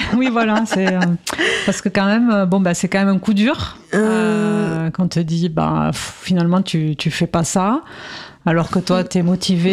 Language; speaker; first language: French; native; French